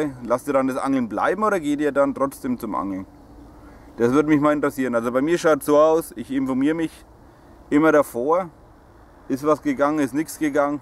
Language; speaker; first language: German; native; German